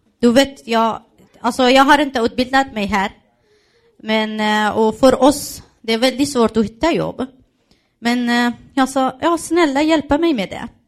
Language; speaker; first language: Swedish; non-native, learner; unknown